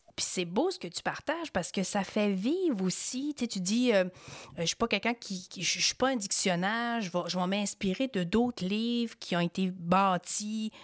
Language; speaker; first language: French; native; French